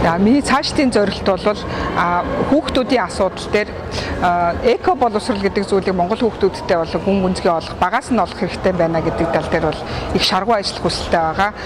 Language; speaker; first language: Mongolian; native; Mongolian